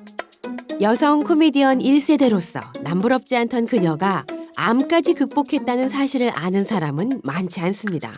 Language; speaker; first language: Korean; native; Korean